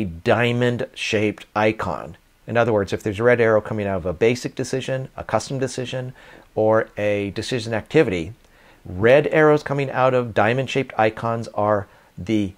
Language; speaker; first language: English; native; English